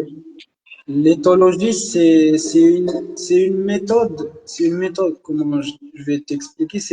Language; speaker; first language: French; non-native, local second language; Arabic